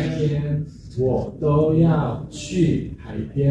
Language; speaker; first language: Chinese; non-native, fluent; Indonesian